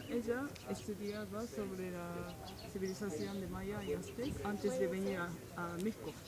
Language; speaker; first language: Spanish; non-native, learner; Japanese